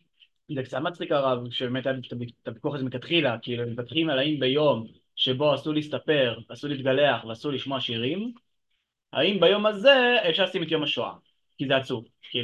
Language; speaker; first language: Hebrew; native; Hebrew